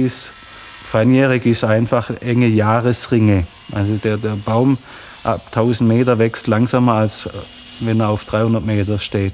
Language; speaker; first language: German; native; German